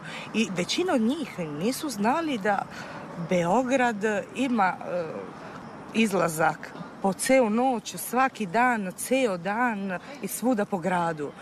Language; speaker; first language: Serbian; non-native, fluent; Italian